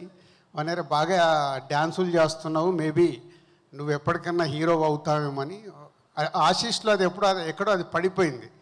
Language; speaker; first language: Telugu; native; Telugu